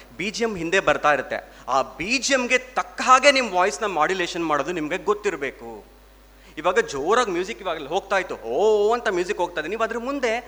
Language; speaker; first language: Kannada; non-native, local second language; Telugu